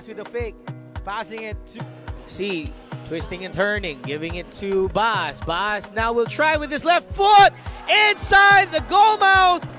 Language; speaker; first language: English; non-native, local second language; Filipino